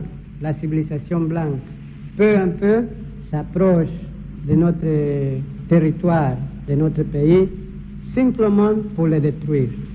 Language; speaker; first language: French; non-native, learner; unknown